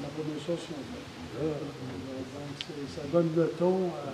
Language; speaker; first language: French; native; French